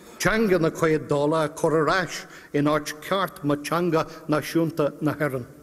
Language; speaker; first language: Irish; non-native, local second language; English